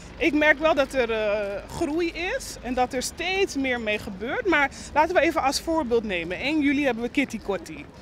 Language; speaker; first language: Dutch; non-native, local second language; Papiamento